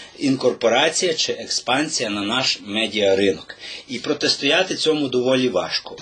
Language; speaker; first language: Ukrainian; native; Ukrainian